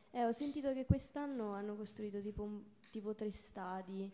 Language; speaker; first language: Italian; native; Italian